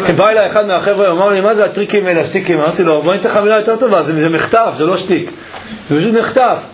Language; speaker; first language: Hebrew; native; Hebrew